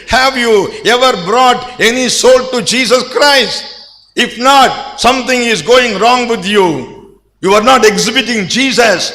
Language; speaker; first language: English; non-native, local second language; Tamil